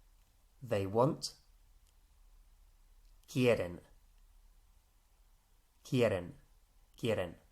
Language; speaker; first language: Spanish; non-native, fluent; English